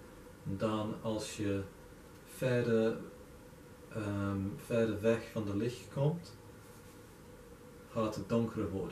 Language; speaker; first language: Dutch; non-native, fluent; English